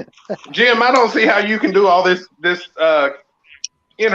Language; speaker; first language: English; native; English